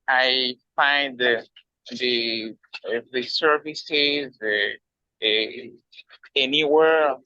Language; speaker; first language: English; non-native, learner; Haitian Creole